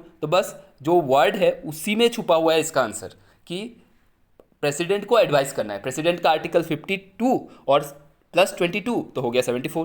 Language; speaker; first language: Hindi; native; Hindi